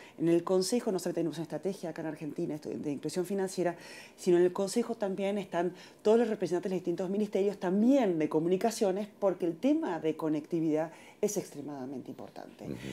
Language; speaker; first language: Spanish; native; Spanish